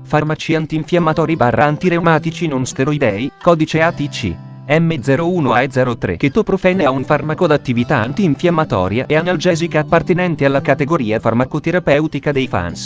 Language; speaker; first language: Italian; native; Italian